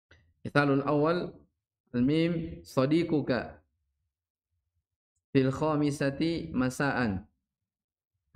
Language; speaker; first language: Arabic; non-native, fluent; Indonesian